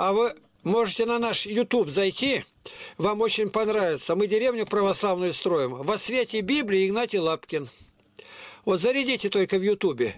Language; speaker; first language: Russian; native; Russian